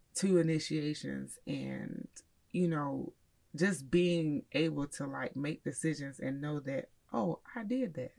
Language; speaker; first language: English; native; English